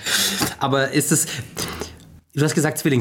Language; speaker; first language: German; native; German